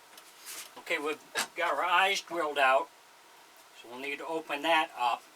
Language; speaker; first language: English; native; English